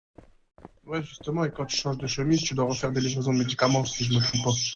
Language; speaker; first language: French; native; French